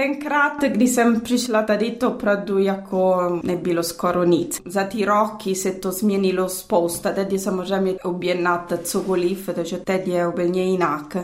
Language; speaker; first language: Czech; non-native, learner; Italian